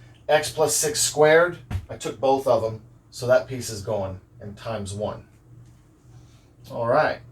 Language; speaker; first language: English; native; English